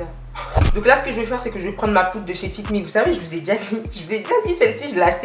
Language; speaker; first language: French; native; French